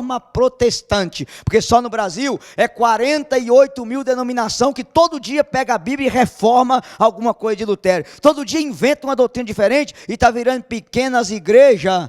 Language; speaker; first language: Portuguese; native; Portuguese